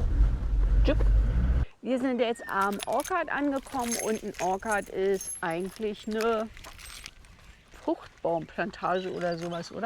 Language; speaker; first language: German; native; German